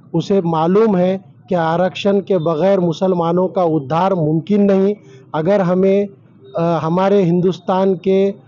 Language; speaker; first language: Urdu; native; Urdu